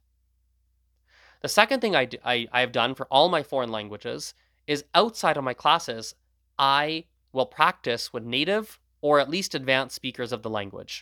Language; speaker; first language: English; early bilingual, other home language; Gujarati